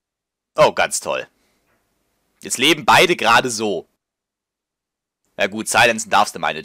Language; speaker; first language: German; native; German